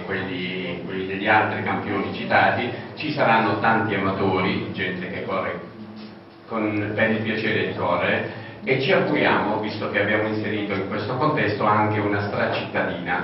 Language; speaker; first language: Italian; native; Italian